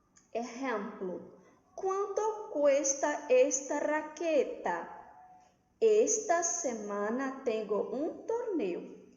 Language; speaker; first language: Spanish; non-native, fluent; Portuguese